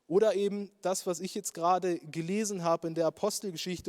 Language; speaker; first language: German; native; German